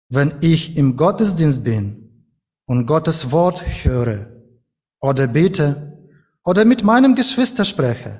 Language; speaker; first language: German; non-native, learner; Ukrainian